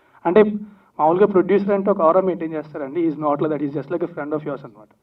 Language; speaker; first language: Telugu; native; Telugu